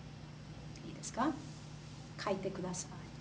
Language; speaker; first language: Japanese; non-native, fluent; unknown